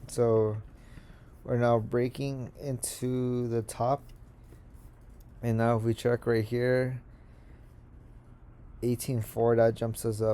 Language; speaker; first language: English; native; English